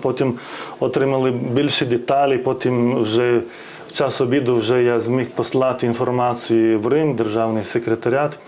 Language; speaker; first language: Ukrainian; non-native, fluent; Lithuanian